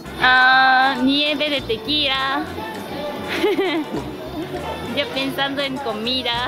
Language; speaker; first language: Spanish; non-native, fluent; Japanese